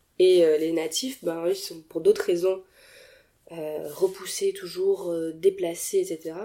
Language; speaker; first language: French; native; French